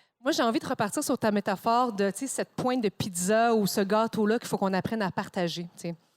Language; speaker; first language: French; native; French